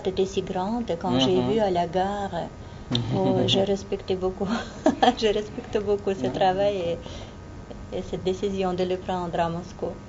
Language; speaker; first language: French; non-native, fluent; Russian